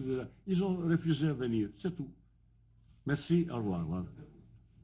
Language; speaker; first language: French; non-native, learner; Bosnian